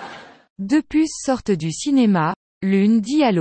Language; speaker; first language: French; native; French